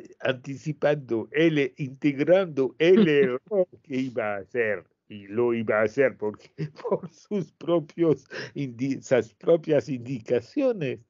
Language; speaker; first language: Spanish; non-native, fluent; French